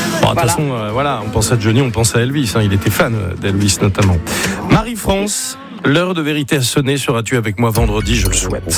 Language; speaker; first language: French; native; French